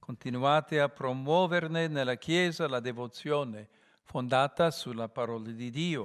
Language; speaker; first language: Italian; non-native, fluent; English